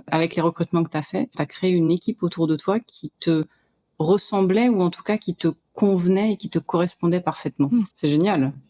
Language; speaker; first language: French; native; French